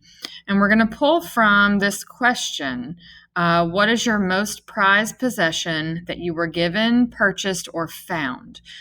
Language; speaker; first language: English; native; English